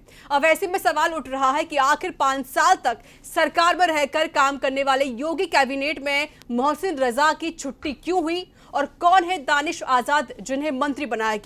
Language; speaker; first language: Hindi; native; Hindi